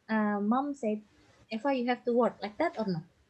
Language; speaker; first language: English; non-native, fluent; Indonesian